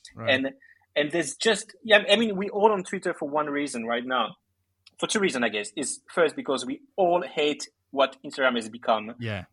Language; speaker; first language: English; early bilingual, other home language; Greek